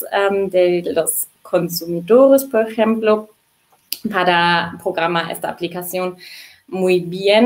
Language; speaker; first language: Spanish; non-native, fluent; German